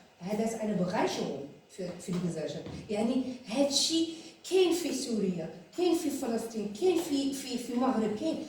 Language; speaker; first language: Arabic; native; Arabic